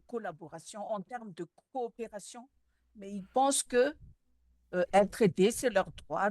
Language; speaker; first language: French; non-native, local second language; Malagasy